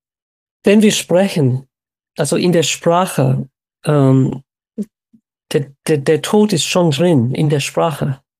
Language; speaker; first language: German; non-native, fluent; English